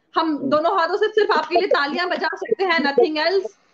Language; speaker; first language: Hindi; native; Hindi